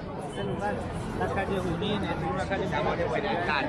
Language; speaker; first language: Spanish; native; Spanish